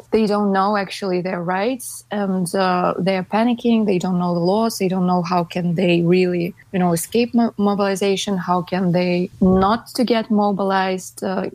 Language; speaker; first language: English; non-native, fluent; Russian